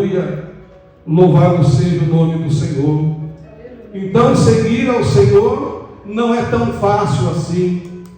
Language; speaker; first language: Portuguese; native; Portuguese